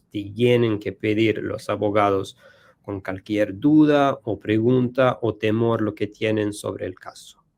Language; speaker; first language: Spanish; non-native, learner; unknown